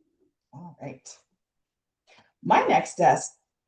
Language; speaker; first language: English; native; English